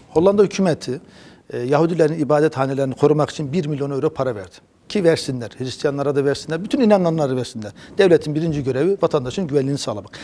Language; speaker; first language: Turkish; early bilingual, heritage; Turkish